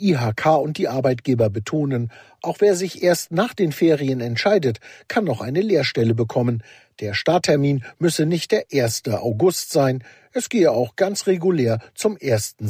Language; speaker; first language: German; native; German